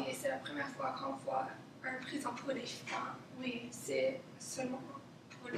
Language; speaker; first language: French; non-native, local second language; English